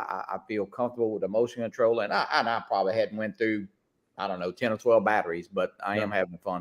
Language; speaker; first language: English; native; English